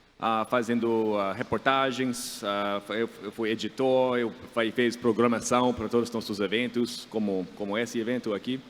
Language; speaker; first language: Portuguese; non-native, fluent; English